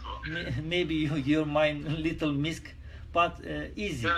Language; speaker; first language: English; non-native, learner; Turkish